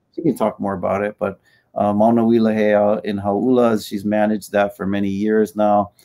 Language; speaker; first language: English; native; English